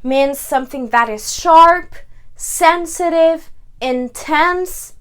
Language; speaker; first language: English; non-native, fluent; Persian